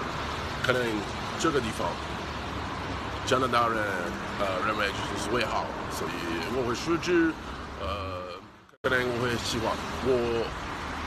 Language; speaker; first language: Chinese; non-native, learner; English